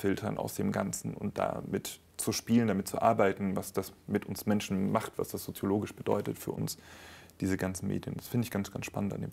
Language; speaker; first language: German; native; German